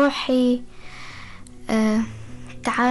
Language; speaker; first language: Arabic; non-native, learner; Persian